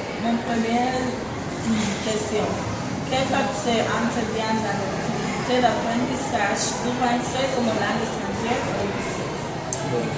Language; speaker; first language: French; non-native, learner; Spanish